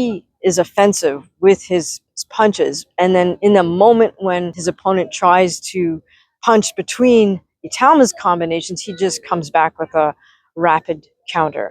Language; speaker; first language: English; native; English